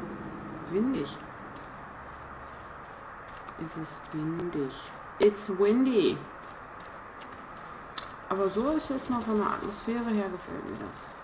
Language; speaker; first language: German; native; German